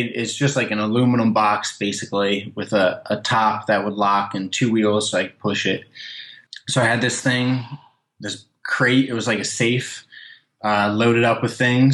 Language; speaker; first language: English; native; English